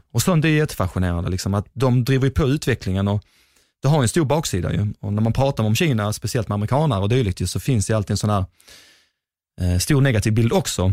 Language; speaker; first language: Swedish; native; Swedish